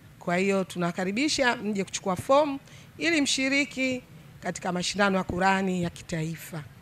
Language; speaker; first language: Swahili; native; Swahili